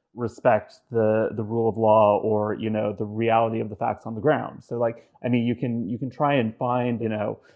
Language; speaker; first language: English; native; English